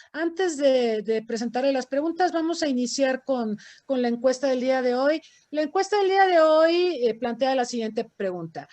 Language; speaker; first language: Spanish; native; Spanish